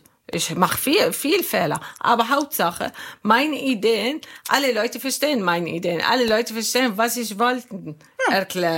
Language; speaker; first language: German; non-native, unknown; Arabic